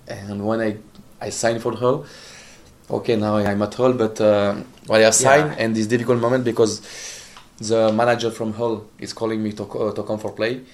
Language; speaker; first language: English; non-native, learner; Italian